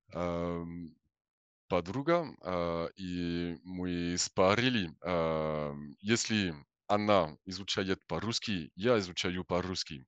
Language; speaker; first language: Russian; non-native, learner; French